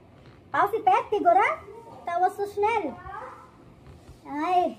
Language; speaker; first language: German; non-native, learner; Filipino